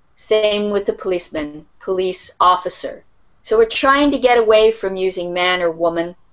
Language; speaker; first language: English; native; English